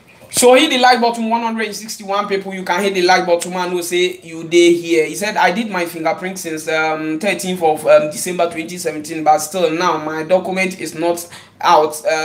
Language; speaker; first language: English; non-native, local second language; Igbo